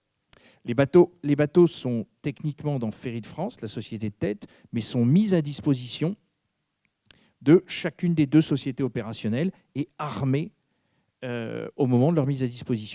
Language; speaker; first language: French; native; French